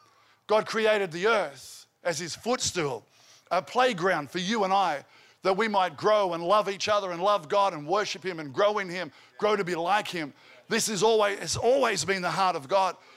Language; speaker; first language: English; native; English